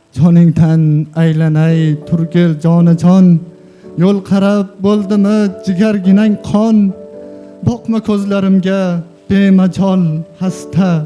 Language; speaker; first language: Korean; non-native, fluent; Uzbek